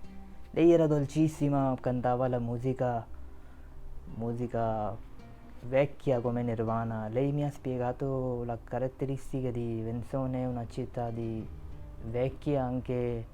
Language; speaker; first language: Italian; non-native, learner; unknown